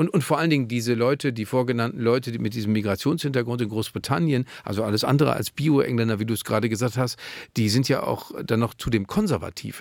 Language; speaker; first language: German; native; German